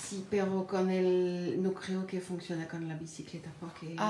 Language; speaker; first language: Spanish; non-native, learner; French